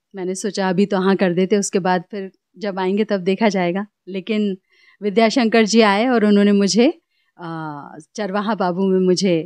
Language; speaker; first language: Hindi; native; Hindi